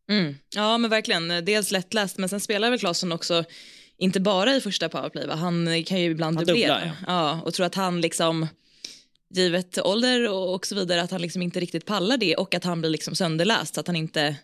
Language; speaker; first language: Swedish; native; Swedish